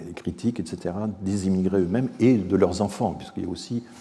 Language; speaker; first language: French; native; French